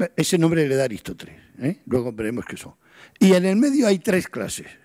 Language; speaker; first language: Spanish; native; Spanish